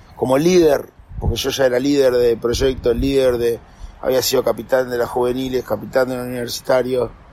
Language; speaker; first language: Spanish; native; Spanish